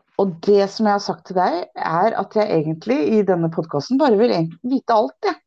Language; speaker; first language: Norwegian; native; Norwegian